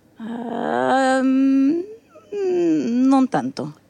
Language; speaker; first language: Italian; non-native, learner; Portuguese